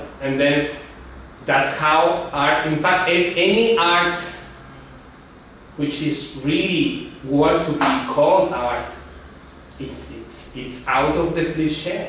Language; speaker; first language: English; non-native, fluent; Spanish